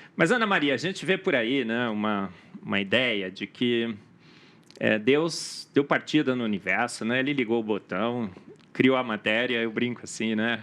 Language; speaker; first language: Portuguese; native; Portuguese